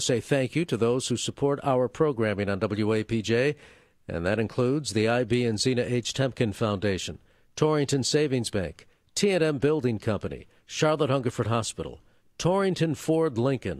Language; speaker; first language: English; native; English